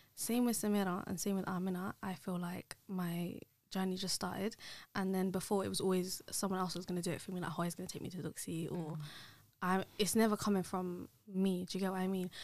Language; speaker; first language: English; early bilingual, other home language; Somali